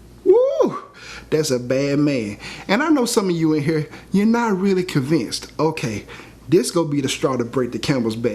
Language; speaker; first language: English; native; English